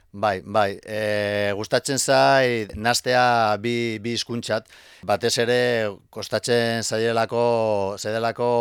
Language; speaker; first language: Basque; non-native, local second language; Spanish